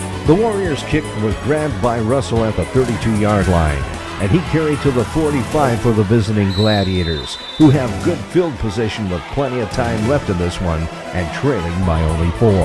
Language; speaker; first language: English; native; English